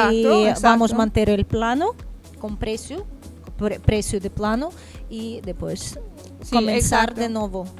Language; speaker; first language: Spanish; non-native, learner; Portuguese